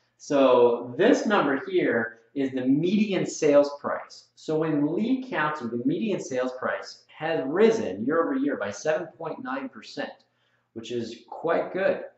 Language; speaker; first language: English; native; English